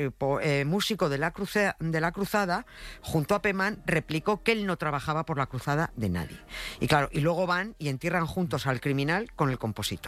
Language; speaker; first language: Spanish; native; Spanish